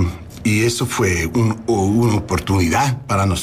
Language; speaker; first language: Spanish; non-native, learner; English